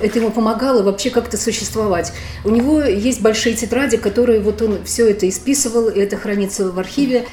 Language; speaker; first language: Russian; native; Russian